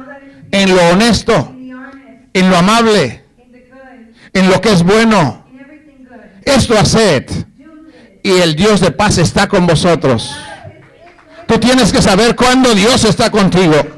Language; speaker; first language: Spanish; native; Spanish